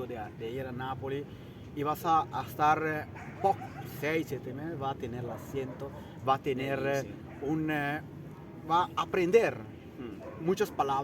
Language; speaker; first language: Spanish; early bilingual, heritage; Italian